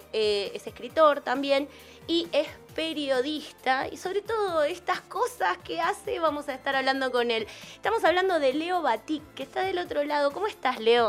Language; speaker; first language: Spanish; native; Spanish